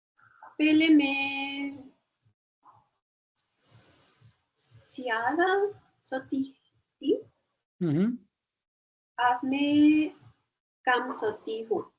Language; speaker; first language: Hindi; non-native, learner; Spanish